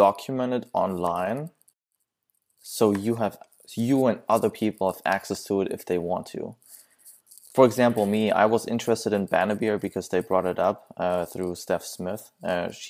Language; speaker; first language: English; non-native, fluent; German